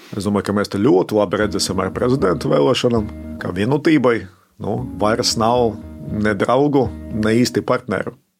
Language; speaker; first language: Latvian; native; Latvian